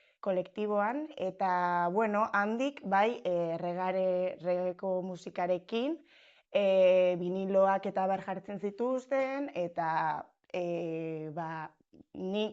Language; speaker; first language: Basque; non-native, local second language; Spanish